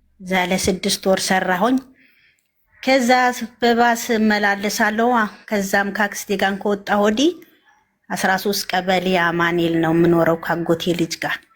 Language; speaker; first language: Amharic; native; Amharic